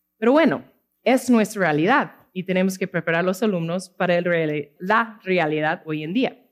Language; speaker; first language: Spanish; non-native, fluent; English